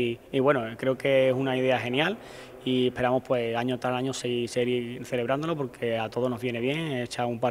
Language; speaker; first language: Spanish; native; Spanish